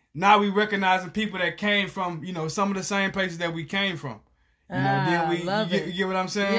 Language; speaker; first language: English; native; English